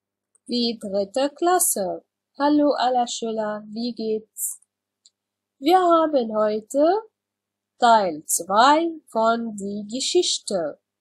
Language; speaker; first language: German; non-native, learner; Arabic